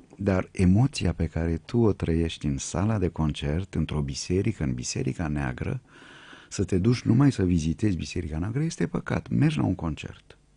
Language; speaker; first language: Romanian; native; Romanian